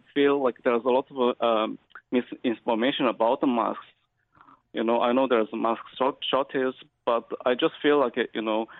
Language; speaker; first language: English; non-native, fluent; Chinese